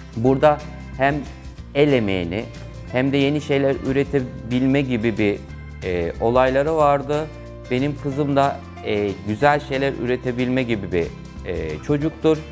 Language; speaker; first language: Turkish; native; Turkish